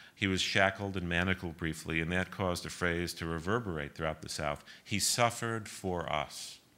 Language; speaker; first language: English; native; English